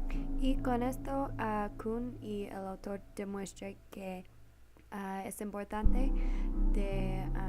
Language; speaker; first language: Spanish; non-native, learner; English